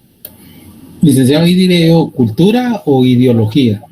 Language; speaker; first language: Spanish; native; Spanish